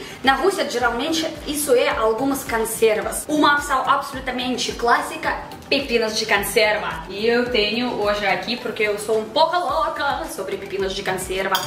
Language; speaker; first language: Portuguese; non-native, fluent; Russian